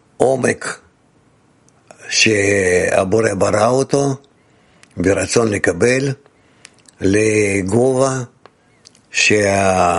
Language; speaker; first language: Hebrew; non-native, fluent; Russian